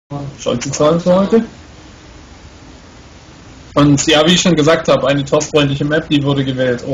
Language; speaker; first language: German; native; German